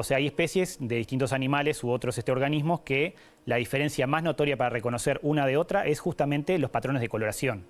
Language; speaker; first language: Spanish; native; Spanish